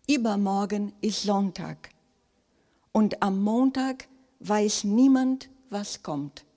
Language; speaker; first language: German; non-native, fluent; Portuguese